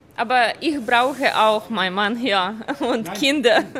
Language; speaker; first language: German; non-native, learner; Ukrainian